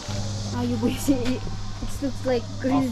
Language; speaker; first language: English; non-native, local second language; Filipino